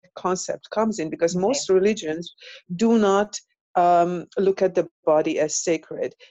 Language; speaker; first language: English; non-native, fluent; Hungarian